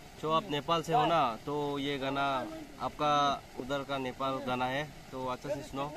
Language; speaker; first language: Hindi; non-native, local second language; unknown